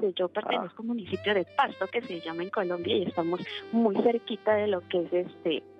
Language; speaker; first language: Spanish; native; Spanish